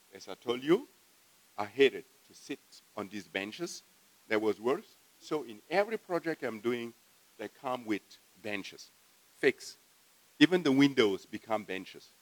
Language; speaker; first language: English; non-native, fluent; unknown